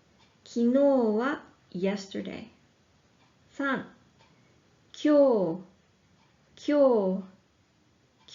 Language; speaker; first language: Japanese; non-native, fluent; English